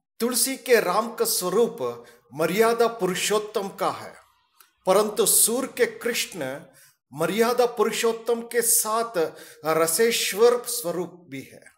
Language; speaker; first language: Hindi; non-native, local second language; Kannada